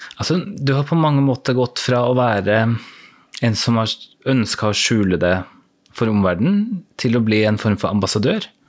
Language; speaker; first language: Norwegian; native; Norwegian